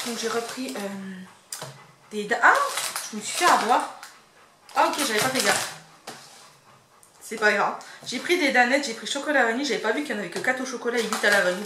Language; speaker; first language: French; native; French